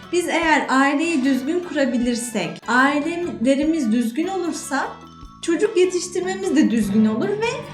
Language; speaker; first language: Turkish; native; Turkish